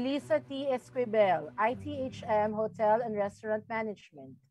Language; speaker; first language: English; non-native, local second language; Filipino